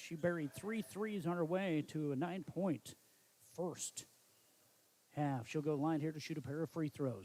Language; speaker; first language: English; native; English